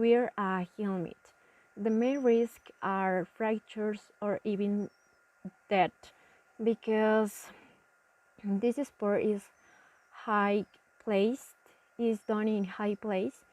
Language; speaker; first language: English; non-native, learner; Spanish